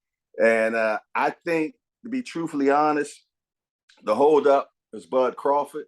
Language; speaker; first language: English; native; English